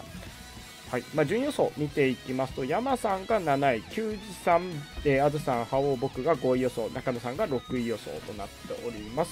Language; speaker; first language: Japanese; native; Japanese